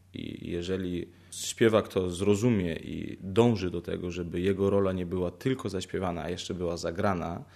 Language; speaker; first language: Polish; early bilingual, other home language; Ukrainian